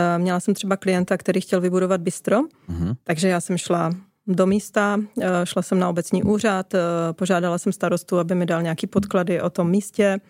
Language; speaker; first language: Czech; native; Czech